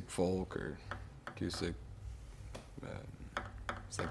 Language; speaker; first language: English; native; English